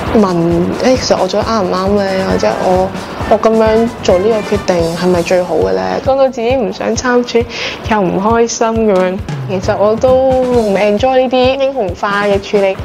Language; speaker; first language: Cantonese; native; Cantonese